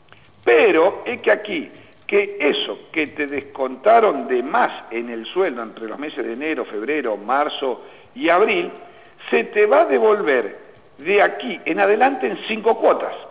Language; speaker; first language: Spanish; native; Spanish